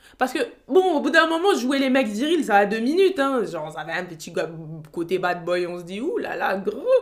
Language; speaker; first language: French; native; French